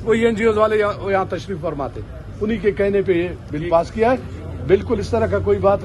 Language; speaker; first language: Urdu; non-native, local second language; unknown